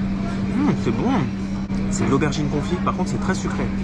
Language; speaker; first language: French; native; French